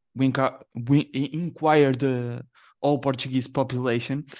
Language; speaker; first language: English; non-native, learner; Portuguese